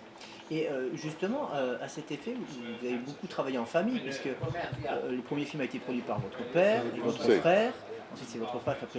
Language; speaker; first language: French; native; French